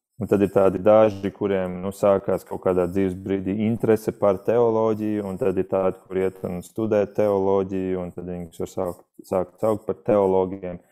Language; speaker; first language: Latvian; native; Latvian